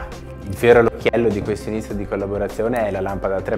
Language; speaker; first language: Italian; native; Italian